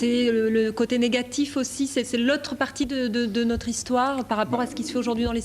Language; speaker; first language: French; native; French